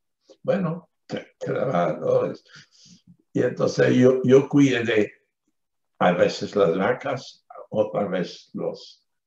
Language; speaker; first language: Spanish; non-native, fluent; French